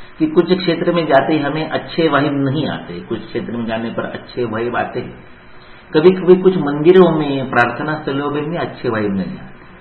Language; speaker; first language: Hindi; non-native, local second language; Marathi